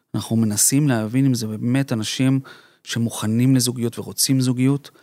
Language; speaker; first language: Hebrew; early bilingual, other home language; Spanish